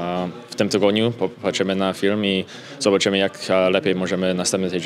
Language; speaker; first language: Polish; early bilingual, heritage; English